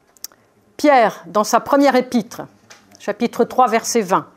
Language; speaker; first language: French; native; French